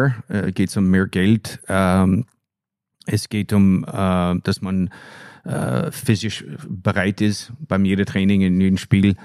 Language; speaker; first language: German; non-native, fluent; English